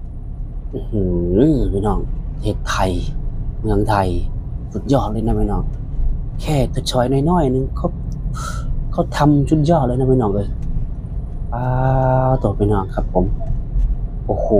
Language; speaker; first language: Thai; non-native, local second language; Lao